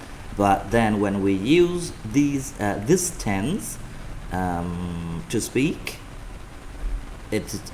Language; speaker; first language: English; non-native, fluent; Vietnamese